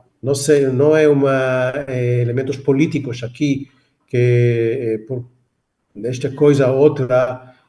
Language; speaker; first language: Portuguese; non-native, fluent; Hebrew